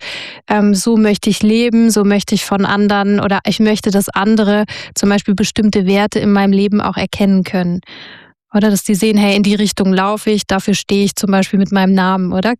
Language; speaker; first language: German; native; German